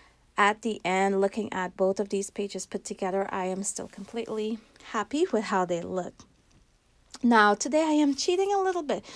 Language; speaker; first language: English; native; English